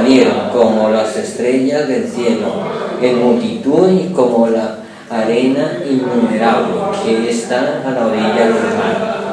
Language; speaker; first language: Spanish; native; Spanish